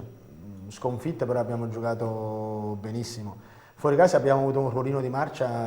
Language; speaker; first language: Italian; native; Italian